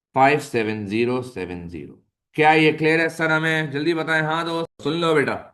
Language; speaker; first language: Urdu; native; Urdu